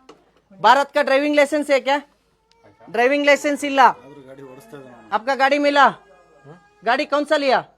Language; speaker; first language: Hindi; non-native, local second language; Kannada